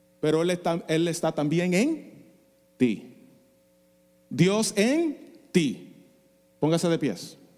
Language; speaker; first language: Spanish; non-native, fluent; English